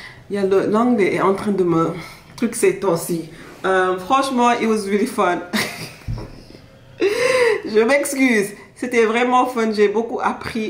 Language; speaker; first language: French; non-native, local second language; Wolof